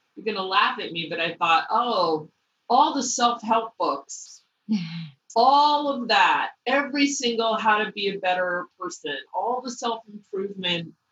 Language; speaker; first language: English; native; English